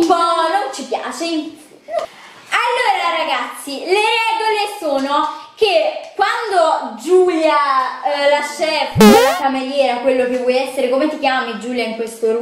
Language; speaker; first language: Italian; native; Italian